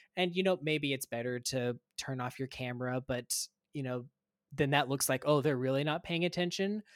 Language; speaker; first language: English; native; English